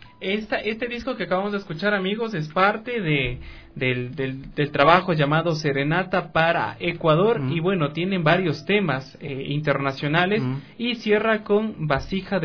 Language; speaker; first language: Spanish; native; Spanish